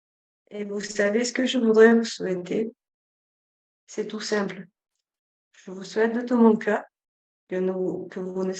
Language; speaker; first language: French; non-native, fluent; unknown